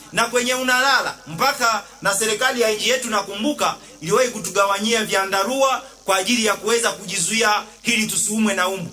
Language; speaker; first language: Swahili; native; Swahili